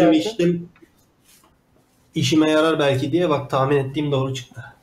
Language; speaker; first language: Turkish; native; Turkish